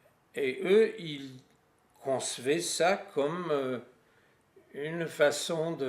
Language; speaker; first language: French; non-native, fluent; English